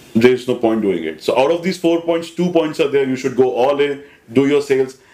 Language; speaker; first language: English; non-native, local second language; Hindi